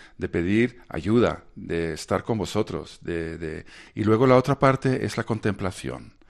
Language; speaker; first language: Spanish; non-native, fluent; Dutch